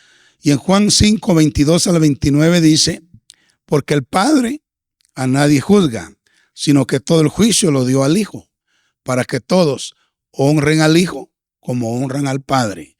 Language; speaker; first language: Spanish; native; Spanish